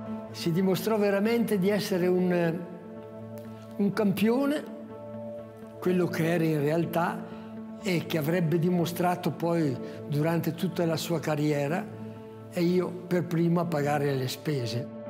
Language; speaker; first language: Italian; native; Italian